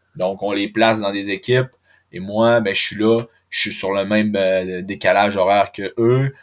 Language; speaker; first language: French; native; French